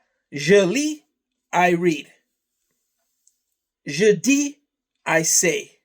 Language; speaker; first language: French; non-native, learner; English